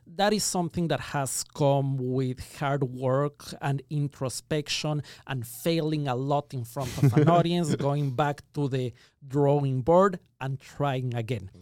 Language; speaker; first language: English; non-native, fluent; Spanish